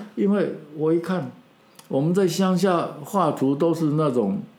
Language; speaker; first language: Chinese; non-native, local second language; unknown